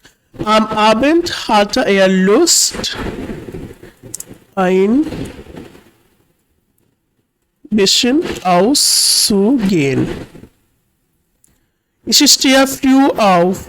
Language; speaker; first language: German; non-native, fluent; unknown